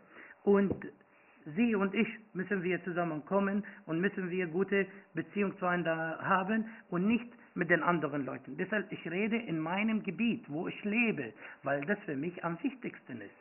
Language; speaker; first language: German; non-native, fluent; Arabic